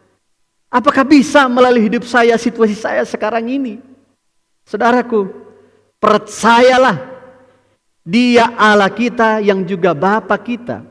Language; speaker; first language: Indonesian; native; Indonesian